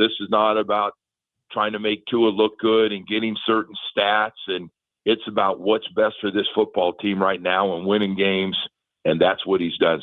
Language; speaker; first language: English; native; English